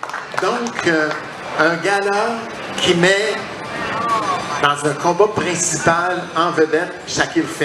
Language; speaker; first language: French; native; French